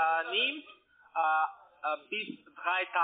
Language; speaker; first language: German; non-native, learner; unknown